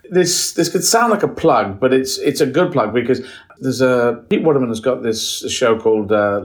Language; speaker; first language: English; native; English